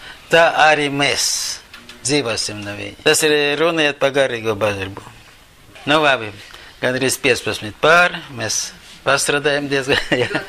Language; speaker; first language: Latvian; non-native, local second language; Russian